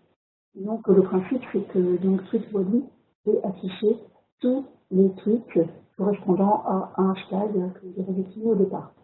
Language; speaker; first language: French; native; French